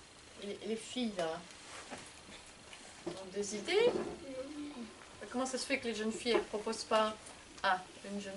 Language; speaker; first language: French; native; French